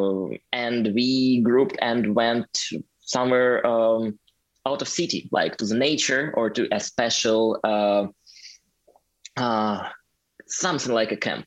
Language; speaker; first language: English; non-native, fluent; Russian